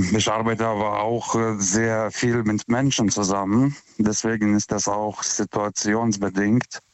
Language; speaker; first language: German; non-native, fluent; Lithuanian